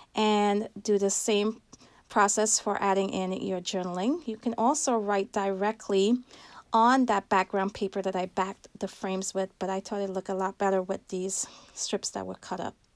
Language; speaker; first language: English; native; English